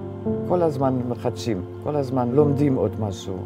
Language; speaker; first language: Hebrew; non-native, fluent; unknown